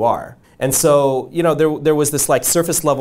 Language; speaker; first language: English; native; English